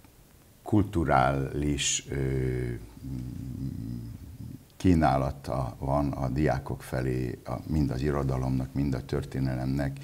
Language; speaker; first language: Hungarian; native; Hungarian